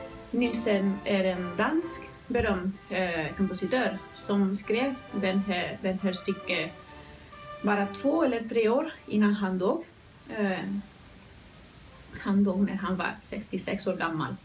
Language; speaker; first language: Swedish; non-native, fluent; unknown